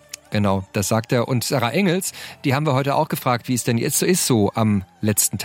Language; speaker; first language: German; native; German